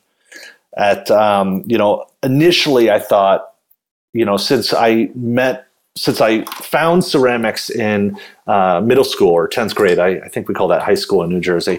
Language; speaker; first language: English; native; English